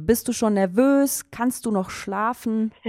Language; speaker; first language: German; native; German